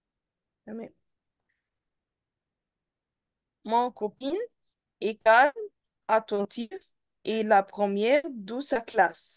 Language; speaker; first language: French; non-native, fluent; Arabic